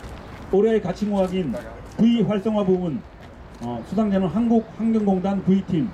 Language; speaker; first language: Korean; native; Korean